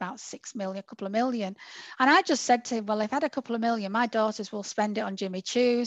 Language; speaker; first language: English; native; English